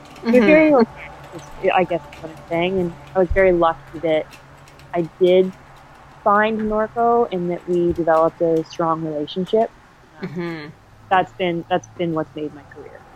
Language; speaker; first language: English; native; English